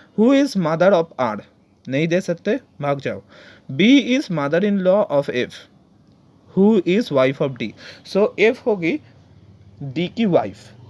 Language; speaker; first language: Hindi; non-native, local second language; Bangla